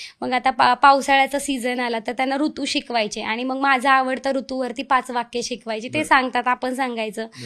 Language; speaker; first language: Marathi; non-native, local second language; Hindi